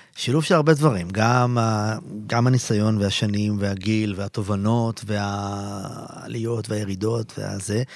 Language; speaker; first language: Hebrew; native; Hebrew